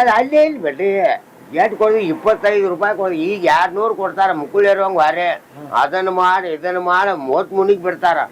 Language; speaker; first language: Kannada; native; Kannada